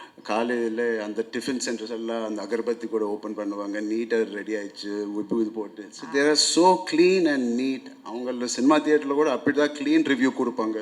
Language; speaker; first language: Tamil; non-native, local second language; Telugu